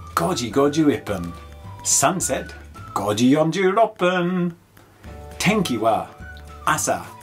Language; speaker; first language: Japanese; non-native, learner; English